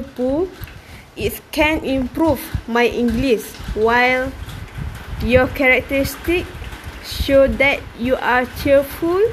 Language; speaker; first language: English; non-native, learner; Malay